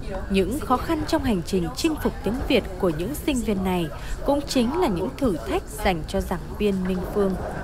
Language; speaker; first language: Vietnamese; native; Vietnamese